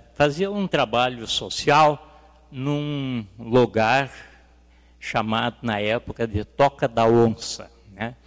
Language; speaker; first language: Portuguese; native; Portuguese